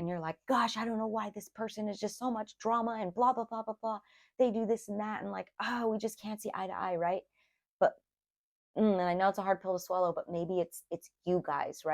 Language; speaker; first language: English; native; English